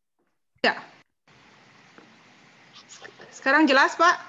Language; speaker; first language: Indonesian; native; Indonesian